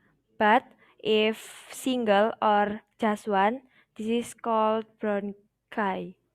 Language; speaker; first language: English; non-native, learner; Indonesian